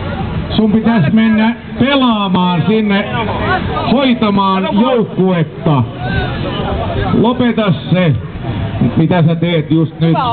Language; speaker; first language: Finnish; native; Finnish